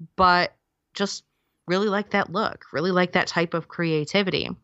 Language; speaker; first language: English; native; English